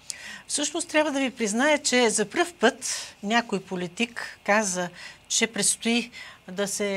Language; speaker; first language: Bulgarian; native; Bulgarian